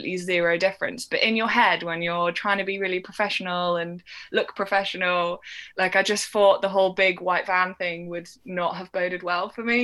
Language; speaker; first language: English; native; English